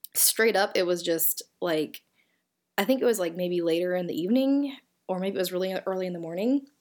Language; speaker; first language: English; native; English